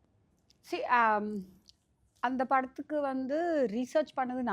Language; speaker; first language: Tamil; native; Tamil